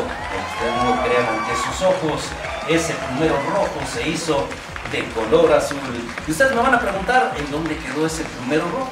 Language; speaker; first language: Spanish; native; Spanish